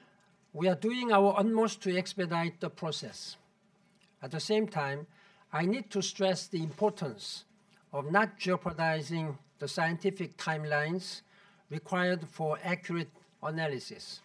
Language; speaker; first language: English; non-native, fluent; Korean